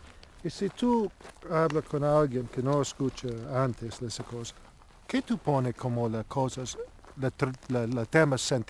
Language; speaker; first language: Spanish; non-native, learner; English